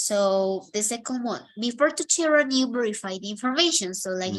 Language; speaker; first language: English; non-native, fluent; Spanish